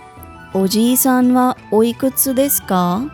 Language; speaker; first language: Japanese; non-native, fluent; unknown